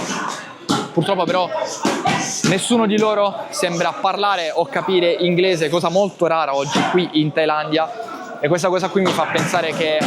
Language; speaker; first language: Italian; native; Italian